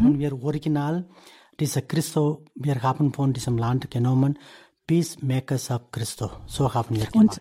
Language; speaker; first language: German; non-native, learner; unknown